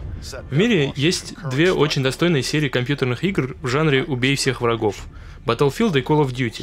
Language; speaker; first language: Russian; native; Russian